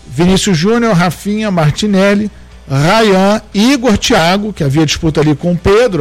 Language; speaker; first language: Portuguese; native; Portuguese